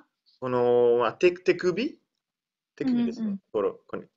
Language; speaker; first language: Japanese; non-native, learner; Italian